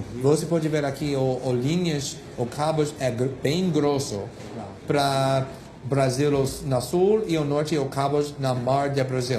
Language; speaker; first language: Portuguese; non-native, fluent; English